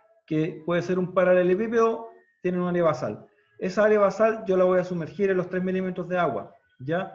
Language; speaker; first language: Spanish; native; Spanish